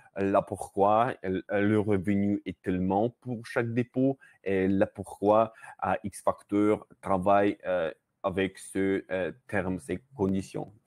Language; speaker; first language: French; non-native, learner; Russian